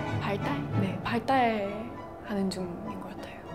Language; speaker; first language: Korean; non-native, fluent; Russian